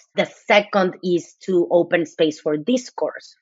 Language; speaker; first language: English; non-native, fluent; Spanish